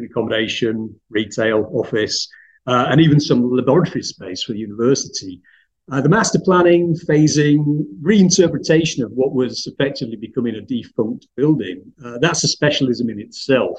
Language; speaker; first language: English; native; English